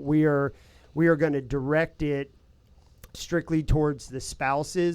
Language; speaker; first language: English; native; English